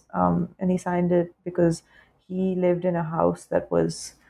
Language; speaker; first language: English; non-native, local second language; Urdu